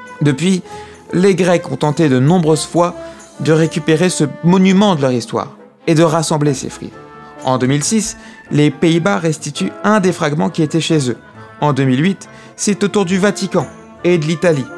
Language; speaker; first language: French; native; French